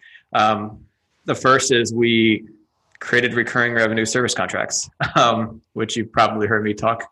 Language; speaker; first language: English; native; English